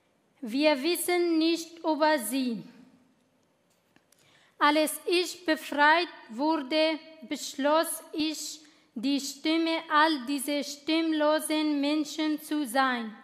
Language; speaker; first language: German; non-native, fluent; Kurdish